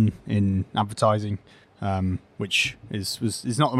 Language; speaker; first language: English; native; English